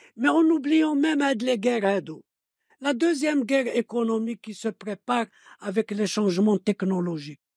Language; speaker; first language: French; non-native, local second language; Arabic